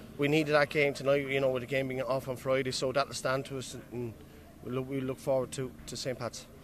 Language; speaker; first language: English; native; English